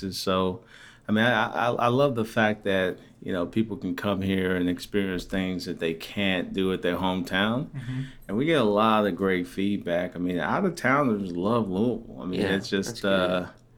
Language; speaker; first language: English; early bilingual, other home language; Haitian Creole